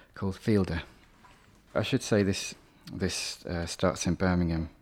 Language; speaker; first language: English; native; English